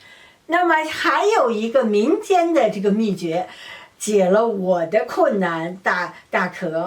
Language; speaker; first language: Chinese; native; Chinese